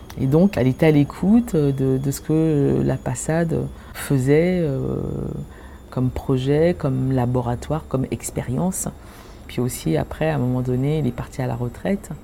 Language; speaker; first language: French; early bilingual, other home language; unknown